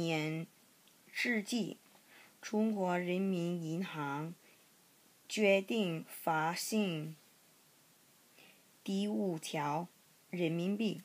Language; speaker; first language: Chinese; non-native, learner; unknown